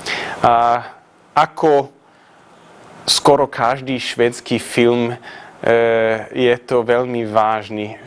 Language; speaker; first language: Slovak; non-native, fluent; Swedish